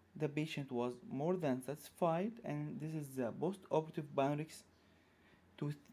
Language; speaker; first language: English; non-native, fluent; Arabic